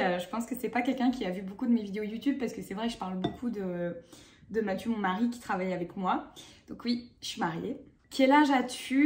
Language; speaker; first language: French; native; French